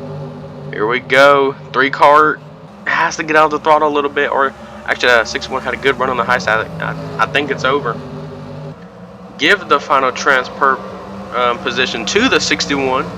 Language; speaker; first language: English; native; English